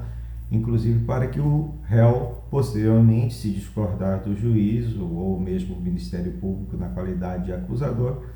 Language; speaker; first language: Portuguese; native; Portuguese